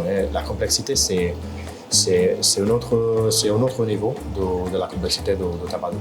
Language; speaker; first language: French; non-native, fluent; Spanish